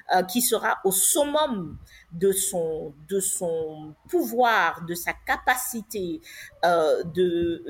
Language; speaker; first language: French; non-native, local second language; English